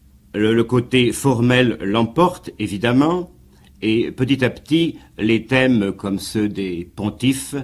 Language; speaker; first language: French; native; French